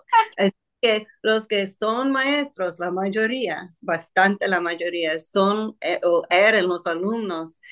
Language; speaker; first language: Spanish; non-native, fluent; English